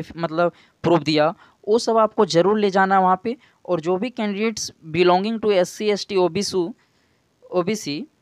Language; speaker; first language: Hindi; native; Hindi